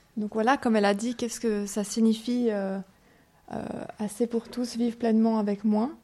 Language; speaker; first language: French; native; French